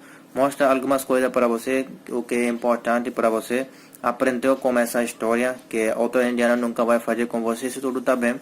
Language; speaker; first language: Portuguese; non-native, learner; Hindi